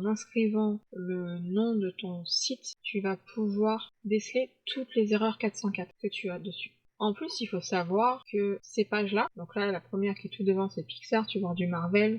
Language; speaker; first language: French; native; French